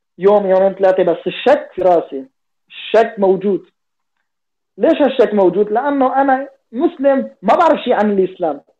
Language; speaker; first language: Arabic; non-native, local second language; Kurdish